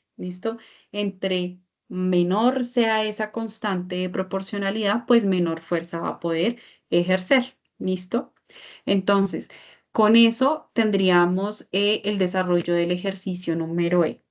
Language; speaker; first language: Spanish; native; Spanish